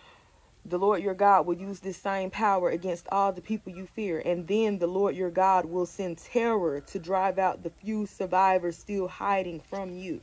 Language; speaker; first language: English; native; English